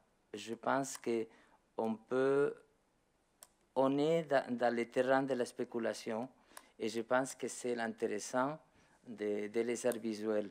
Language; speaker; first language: French; non-native, learner; Spanish